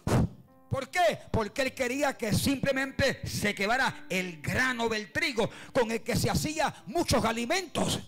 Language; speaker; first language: Spanish; native; Spanish